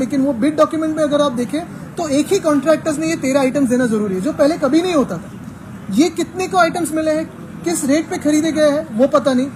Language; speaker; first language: Hindi; non-native, local second language; Marathi